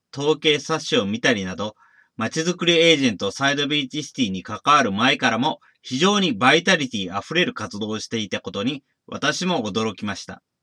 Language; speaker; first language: Japanese; native; Japanese